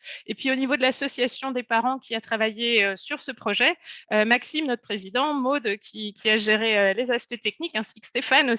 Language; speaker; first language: French; native; French